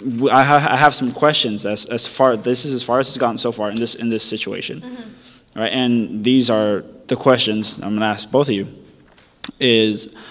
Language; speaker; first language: English; early bilingual, other home language; Spanish